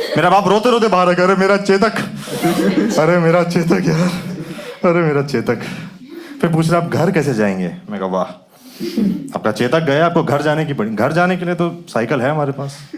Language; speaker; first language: Hindi; native; Hindi